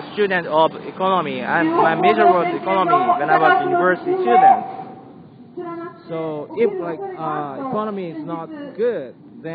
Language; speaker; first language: English; non-native, learner; Japanese